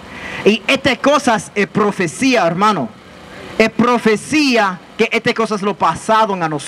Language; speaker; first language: Spanish; non-native, learner; English